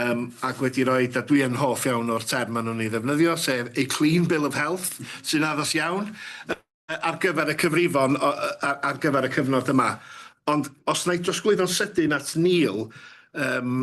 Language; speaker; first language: Welsh; native; Welsh